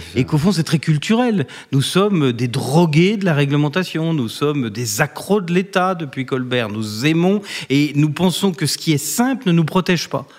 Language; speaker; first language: French; native; French